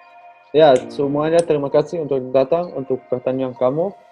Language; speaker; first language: Indonesian; non-native, learner; Dutch